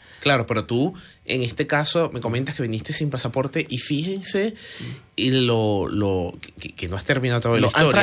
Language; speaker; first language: Spanish; native; Spanish